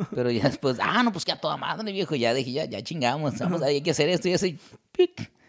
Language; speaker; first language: Spanish; native; Spanish